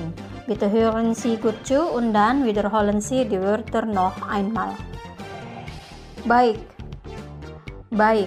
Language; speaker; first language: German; non-native, fluent; Indonesian